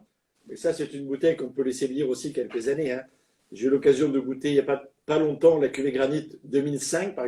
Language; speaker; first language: French; native; French